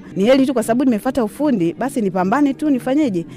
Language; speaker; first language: Swahili; native; Swahili